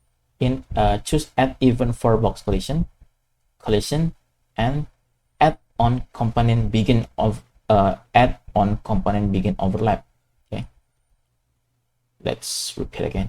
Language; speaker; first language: English; non-native, fluent; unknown